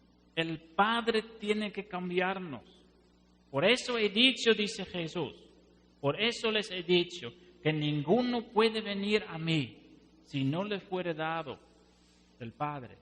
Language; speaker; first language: Spanish; non-native, fluent; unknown